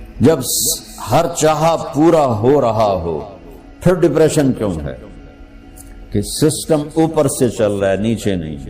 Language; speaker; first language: Urdu; non-native, local second language; Punjabi